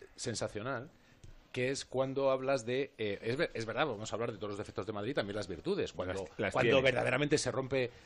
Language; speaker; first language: Spanish; native; Spanish